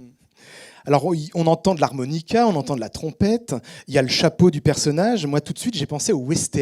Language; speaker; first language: French; native; French